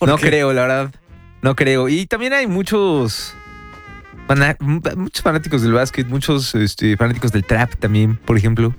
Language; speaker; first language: Spanish; native; Spanish